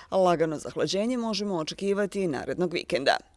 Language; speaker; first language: Bosnian; native; Bosnian